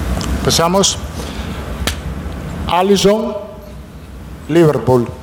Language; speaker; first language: Portuguese; non-native, fluent; Italian